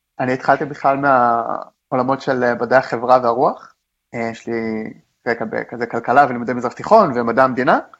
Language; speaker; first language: Hebrew; native; Hebrew